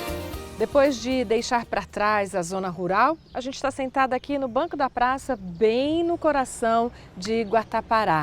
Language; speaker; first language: Portuguese; native; Portuguese